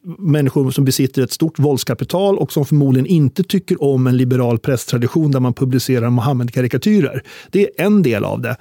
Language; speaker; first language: Swedish; native; Swedish